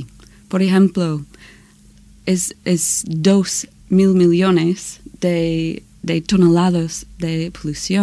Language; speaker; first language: Spanish; non-native, learner; English